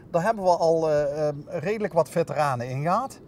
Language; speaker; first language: Dutch; native; Dutch